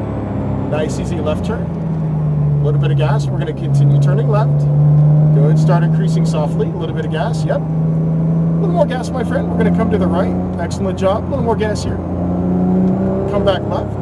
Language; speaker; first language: English; native; English